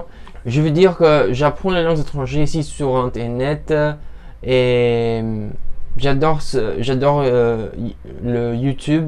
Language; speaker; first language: French; non-native, learner; Portuguese